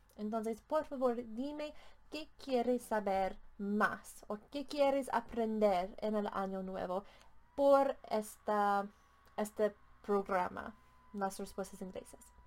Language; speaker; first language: Spanish; non-native, learner; English